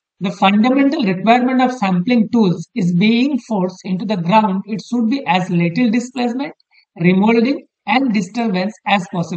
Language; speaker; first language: English; non-native, local second language; Bangla